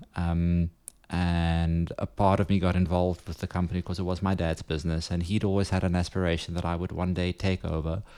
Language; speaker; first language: English; non-native, local second language; Afrikaans